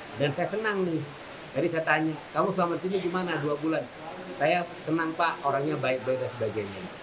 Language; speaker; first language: Indonesian; native; Indonesian